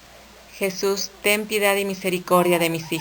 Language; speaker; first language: Spanish; native; Spanish